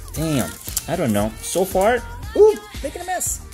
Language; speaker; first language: English; non-native, fluent; Spanish